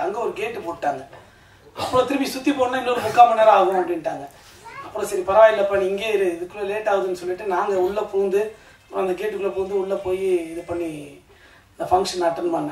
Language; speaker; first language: Tamil; native; Tamil